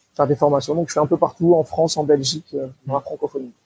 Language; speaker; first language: French; native; French